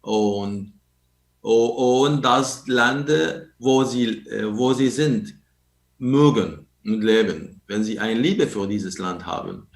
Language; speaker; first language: German; non-native, learner; Arabic